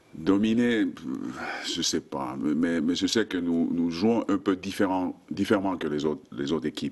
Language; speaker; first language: French; non-native, fluent; Finnish